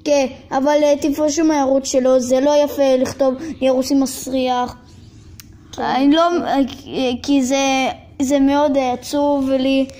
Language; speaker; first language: Hebrew; native; Hebrew